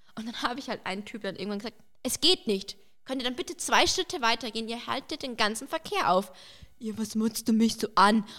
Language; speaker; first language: German; early bilingual, other home language; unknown